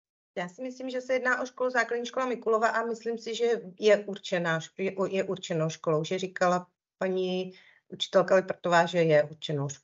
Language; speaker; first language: Czech; native; Czech